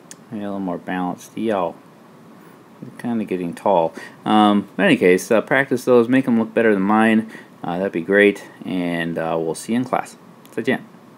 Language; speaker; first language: English; native; English